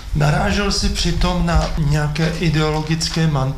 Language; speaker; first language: Czech; native; Czech